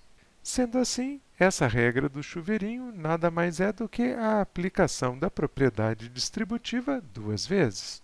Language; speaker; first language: Portuguese; native; Portuguese